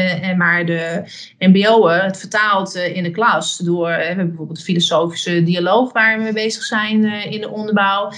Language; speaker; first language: Dutch; native; Dutch